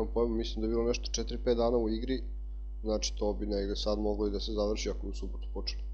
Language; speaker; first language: Serbian; native; Serbian